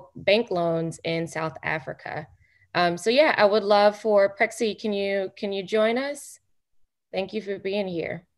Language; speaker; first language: English; native; English